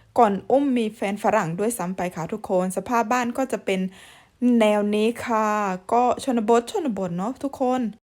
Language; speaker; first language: Thai; non-native, local second language; Khmer